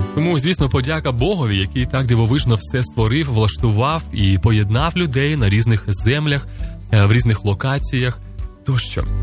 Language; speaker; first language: Ukrainian; native; Ukrainian